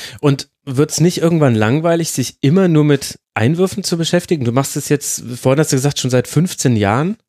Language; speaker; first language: German; native; German